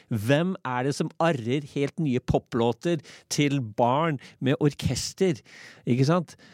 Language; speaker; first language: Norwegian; early bilingual, other home language; English